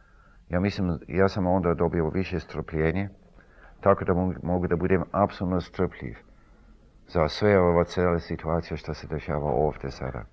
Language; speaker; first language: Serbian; early bilingual, heritage; Serbian